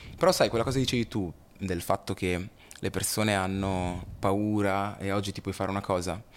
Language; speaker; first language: Italian; early bilingual, other home language; Lingala